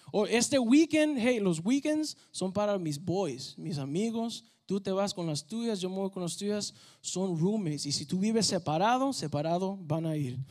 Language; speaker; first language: Spanish; early bilingual, heritage; Spanish